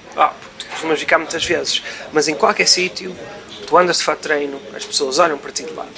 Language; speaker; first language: Portuguese; native; Portuguese